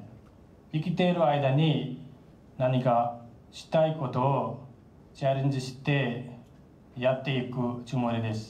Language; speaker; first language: Japanese; non-native, learner; Nepali